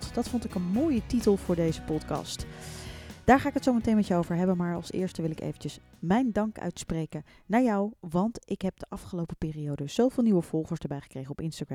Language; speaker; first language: Dutch; native; Dutch